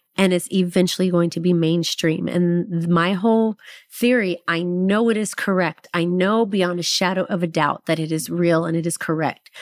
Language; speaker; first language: English; native; English